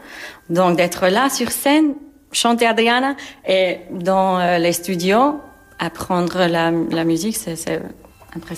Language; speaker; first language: French; non-native, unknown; English